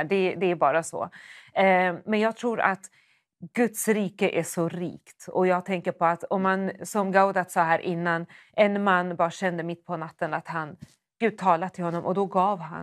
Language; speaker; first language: Swedish; native; Swedish